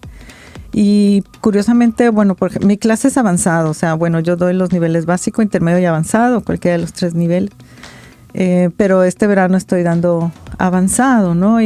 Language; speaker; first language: Spanish; native; Spanish